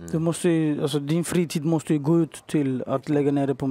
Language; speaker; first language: Swedish; native; Swedish